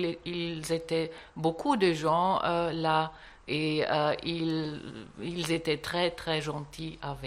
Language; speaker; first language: French; non-native, learner; German